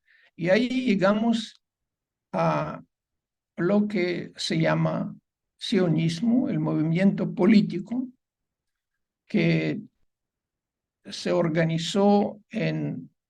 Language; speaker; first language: Spanish; non-native, fluent; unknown